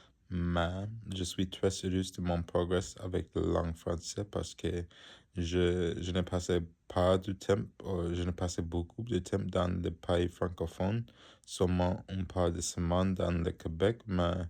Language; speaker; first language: French; non-native, learner; English